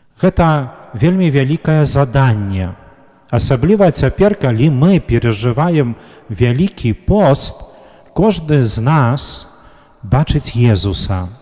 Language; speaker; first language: Belarusian; native; Belarusian